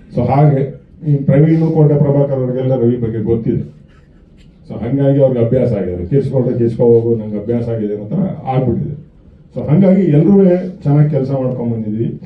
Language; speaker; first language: Kannada; native; Kannada